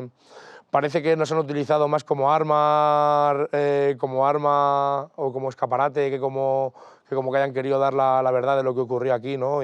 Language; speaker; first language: Spanish; native; Spanish